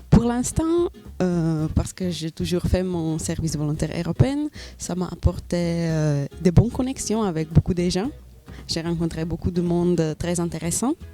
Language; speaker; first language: French; non-native, learner; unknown